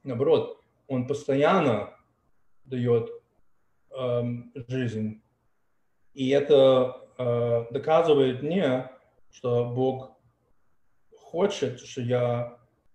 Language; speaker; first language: Russian; early bilingual, heritage; Russian